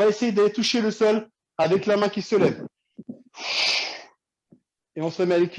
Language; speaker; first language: French; native; French